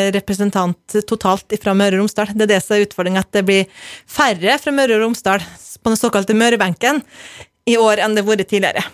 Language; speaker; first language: Norwegian; native; Norwegian